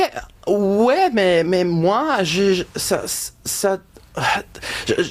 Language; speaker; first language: French; non-native, fluent; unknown